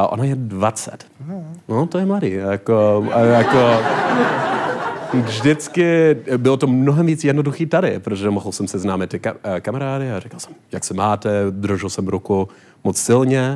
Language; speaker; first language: Czech; non-native, learner; English